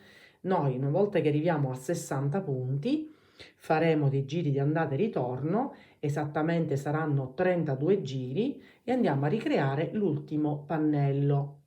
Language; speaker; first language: Italian; native; Italian